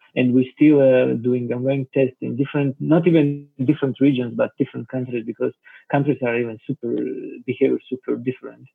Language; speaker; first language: English; non-native, fluent; Georgian